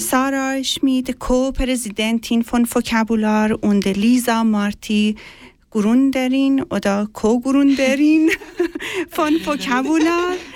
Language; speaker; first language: German; non-native, learner; Persian